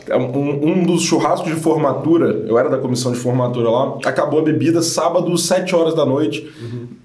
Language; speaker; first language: Portuguese; native; Portuguese